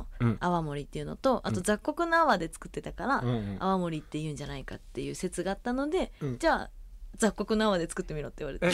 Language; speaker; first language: Japanese; native; Japanese